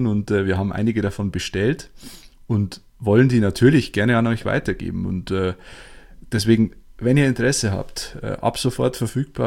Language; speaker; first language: German; native; German